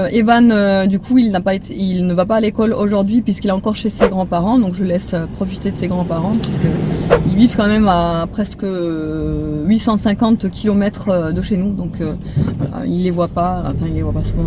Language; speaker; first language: French; native; French